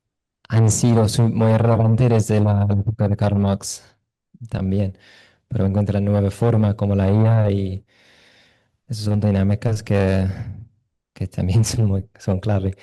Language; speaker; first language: Spanish; non-native, fluent; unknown